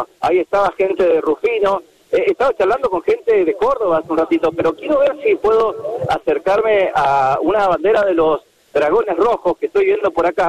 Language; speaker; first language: Spanish; native; Spanish